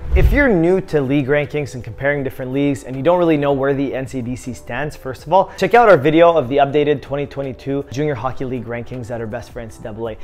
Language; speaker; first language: English; native; English